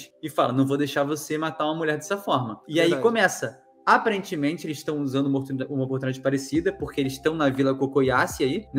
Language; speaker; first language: Portuguese; native; Portuguese